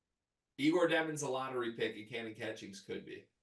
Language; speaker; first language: English; native; English